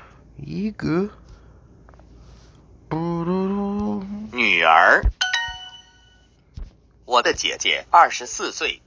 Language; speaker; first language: Chinese; non-native, learner; English